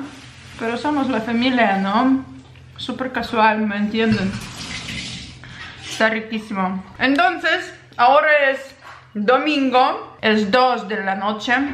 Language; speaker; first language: Spanish; non-native, learner; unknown